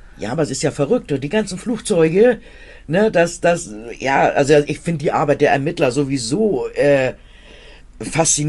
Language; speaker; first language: German; native; German